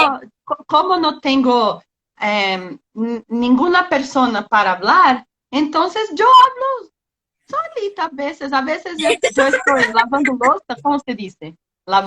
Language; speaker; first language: Spanish; non-native, learner; Portuguese